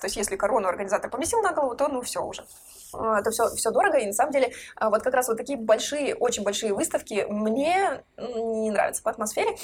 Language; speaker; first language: Russian; native; Russian